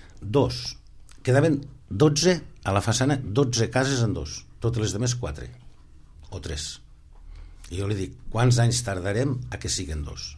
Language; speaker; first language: Catalan; native; Catalan